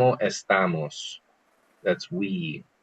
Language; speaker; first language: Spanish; non-native, fluent; English